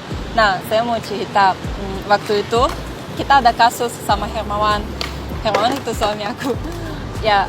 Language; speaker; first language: Indonesian; non-native, fluent; Russian